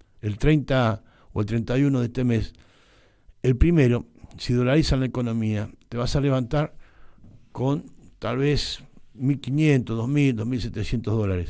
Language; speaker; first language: Spanish; native; Spanish